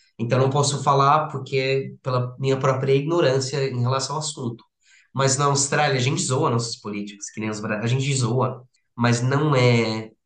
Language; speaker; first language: Portuguese; non-native, fluent; English